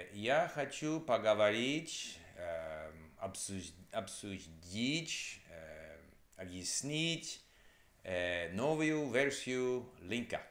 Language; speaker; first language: Russian; non-native, learner; English